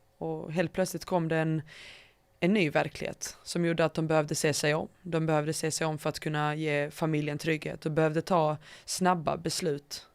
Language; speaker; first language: Swedish; early bilingual, other home language; Bosnian